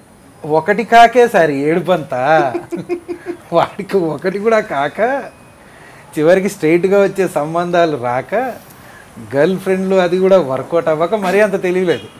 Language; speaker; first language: Telugu; native; Telugu